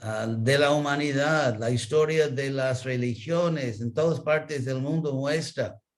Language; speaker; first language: Spanish; non-native, fluent; English